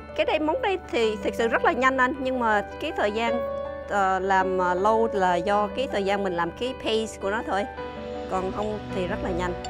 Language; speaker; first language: Vietnamese; early bilingual, heritage; Vietnamese